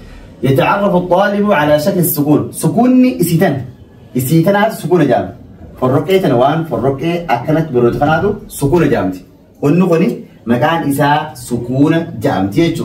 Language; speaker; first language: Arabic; non-native, fluent; Oromo